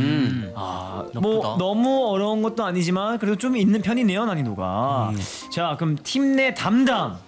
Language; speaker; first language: Korean; native; Korean